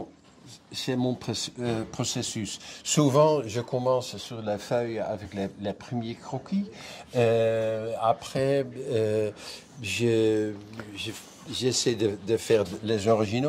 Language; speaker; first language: French; non-native, fluent; Dutch